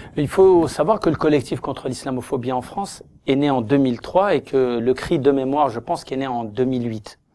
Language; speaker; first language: French; native; French